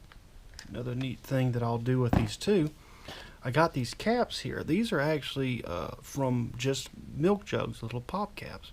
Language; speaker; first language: English; native; English